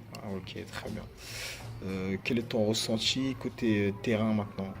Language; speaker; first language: French; native; French